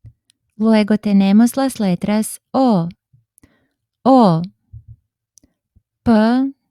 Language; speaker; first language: Spanish; non-native, fluent; Serbian